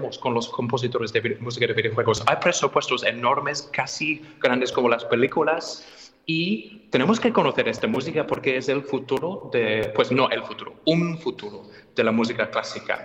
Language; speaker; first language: Spanish; non-native, fluent; English